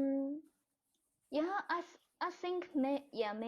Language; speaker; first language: English; non-native, learner; Chinese